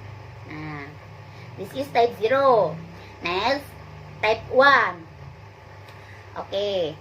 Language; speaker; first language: English; non-native, learner; Indonesian